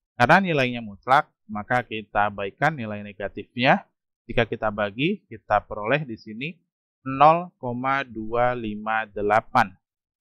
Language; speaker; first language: Indonesian; native; Indonesian